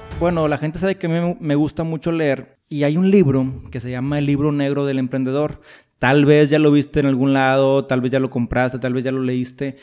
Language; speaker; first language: Spanish; native; Spanish